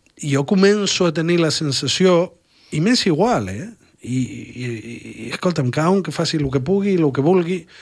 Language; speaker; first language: Catalan; native; Catalan